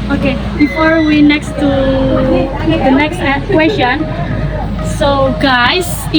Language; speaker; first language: English; non-native, learner; Indonesian